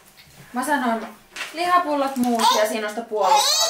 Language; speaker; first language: Finnish; native; Finnish